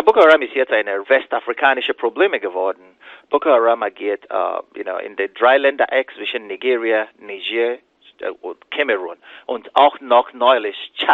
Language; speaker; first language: German; non-native, fluent; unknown